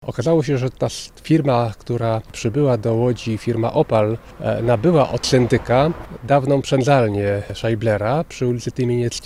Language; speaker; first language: Polish; native; Polish